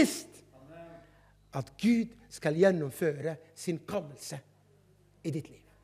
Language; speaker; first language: Norwegian; non-native, fluent; Arabic